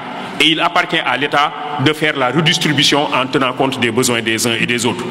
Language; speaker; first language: French; non-native, local second language; Wolof